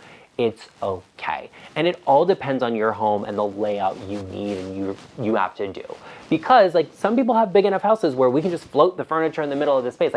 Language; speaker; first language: English; native; English